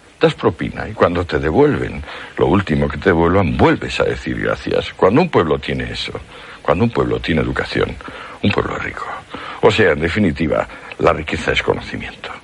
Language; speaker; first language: Spanish; native; Spanish